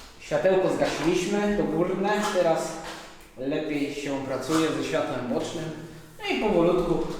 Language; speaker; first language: Polish; native; Polish